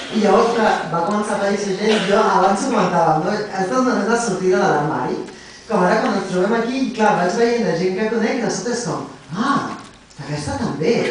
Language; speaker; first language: Catalan; non-native, local second language; Spanish